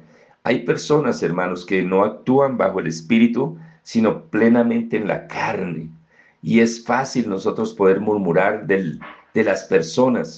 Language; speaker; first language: Spanish; native; Spanish